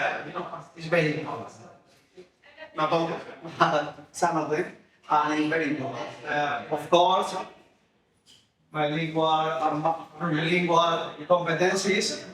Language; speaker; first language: English; non-native, fluent; Spanish